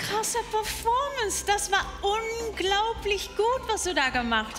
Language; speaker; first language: German; native; German